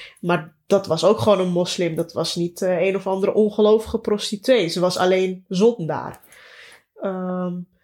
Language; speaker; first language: Dutch; early bilingual, other home language; Turkish